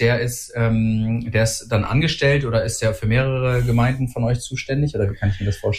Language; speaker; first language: German; native; German